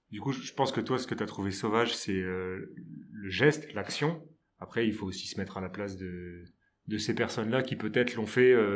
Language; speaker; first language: French; native; French